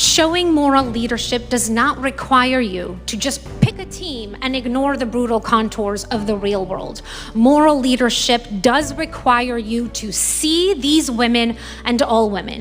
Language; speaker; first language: English; early bilingual, other home language; Persian